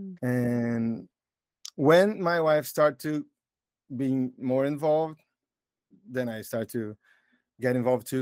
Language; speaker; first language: English; non-native, fluent; Portuguese